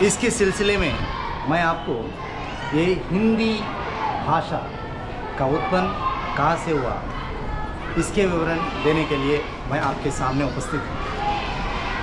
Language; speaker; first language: Hindi; non-native, local second language; Telugu